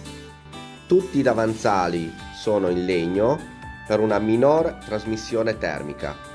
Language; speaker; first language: Italian; native; Italian